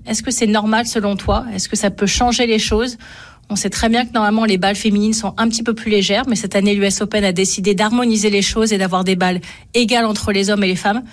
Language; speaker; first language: French; native; French